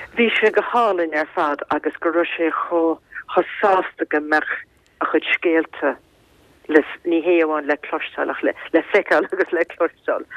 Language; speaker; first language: Irish; native; Irish